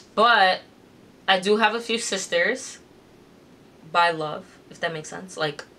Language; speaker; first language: English; native; English